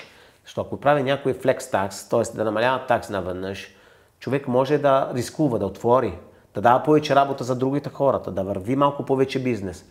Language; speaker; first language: Bulgarian; non-native, fluent; Italian